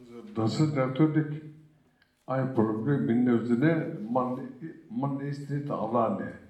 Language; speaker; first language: German; early bilingual, other home language; Turkish